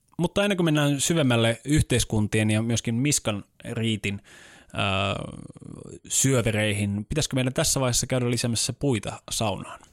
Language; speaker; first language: Finnish; native; Finnish